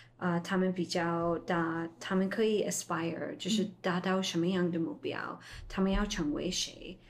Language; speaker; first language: Chinese; non-native, fluent; English